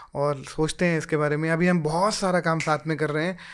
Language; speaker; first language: Hindi; native; Hindi